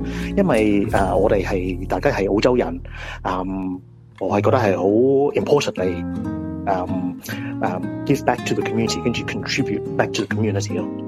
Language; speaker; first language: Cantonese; early bilingual, heritage; Cantonese